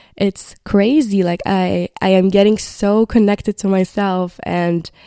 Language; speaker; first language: English; non-native, fluent; Arabic